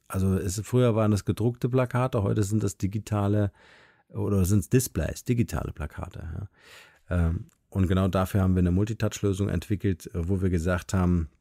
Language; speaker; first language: German; native; German